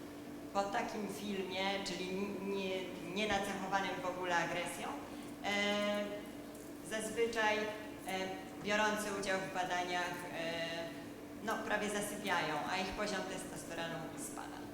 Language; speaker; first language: Polish; native; Polish